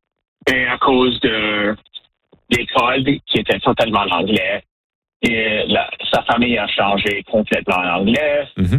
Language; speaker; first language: French; non-native, local second language; English